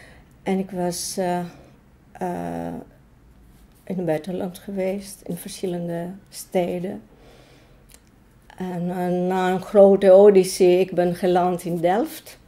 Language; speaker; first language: Dutch; non-native, fluent; Greek